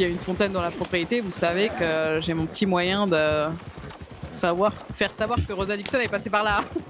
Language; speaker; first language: French; native; French